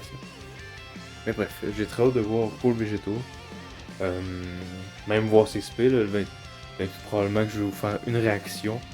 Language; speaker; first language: French; native; French